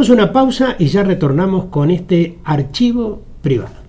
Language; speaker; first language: Spanish; native; Spanish